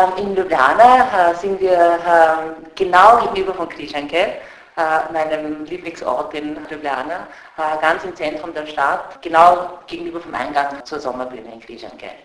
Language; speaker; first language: German; native; German